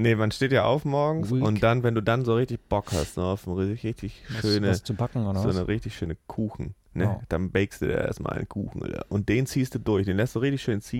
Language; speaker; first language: German; native; German